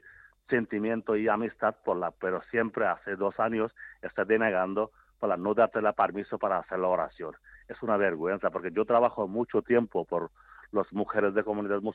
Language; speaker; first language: Spanish; non-native, learner; Bangla